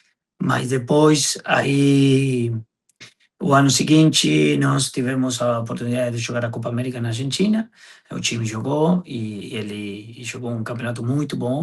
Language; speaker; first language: Portuguese; non-native, fluent; Spanish